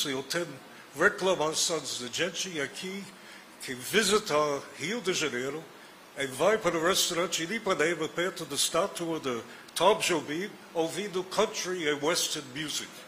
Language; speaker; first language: Portuguese; non-native, fluent; English